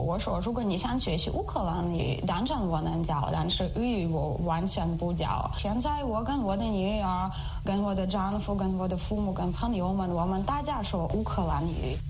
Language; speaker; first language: Chinese; non-native, learner; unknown